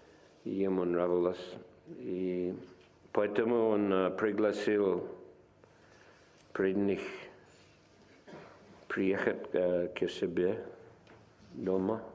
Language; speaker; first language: Russian; non-native, fluent; English